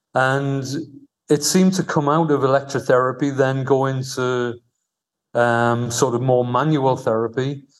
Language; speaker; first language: English; native; English